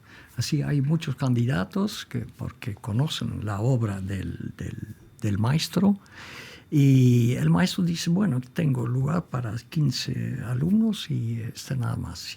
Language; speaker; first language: Spanish; non-native, fluent; Dutch